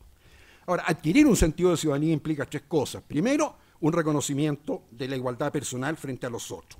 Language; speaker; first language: Spanish; native; Spanish